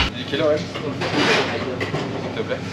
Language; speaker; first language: French; native; French